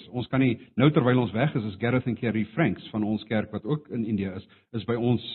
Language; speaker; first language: Afrikaans; non-native, local second language; English